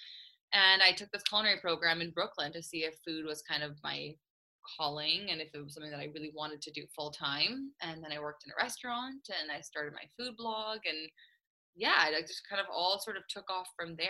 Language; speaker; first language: English; native; English